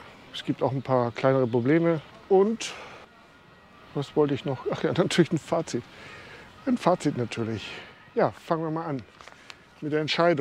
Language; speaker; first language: German; native; German